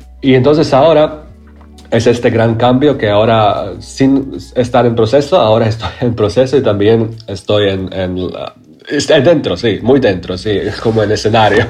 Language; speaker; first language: Spanish; non-native, learner; Croatian